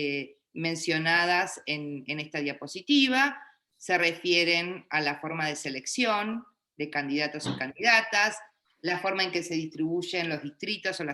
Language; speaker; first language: Spanish; native; Spanish